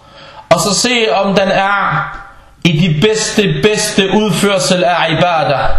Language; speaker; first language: Danish; non-native, fluent; Arabic